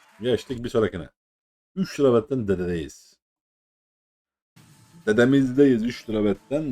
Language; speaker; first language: Turkish; native; Turkish